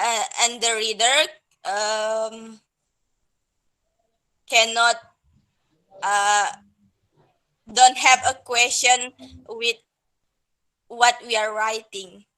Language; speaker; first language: English; non-native, learner; Indonesian